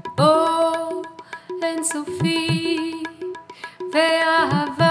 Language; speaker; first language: Hebrew; native; Hebrew